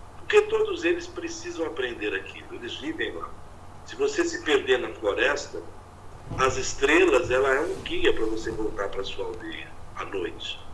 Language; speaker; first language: Portuguese; native; Portuguese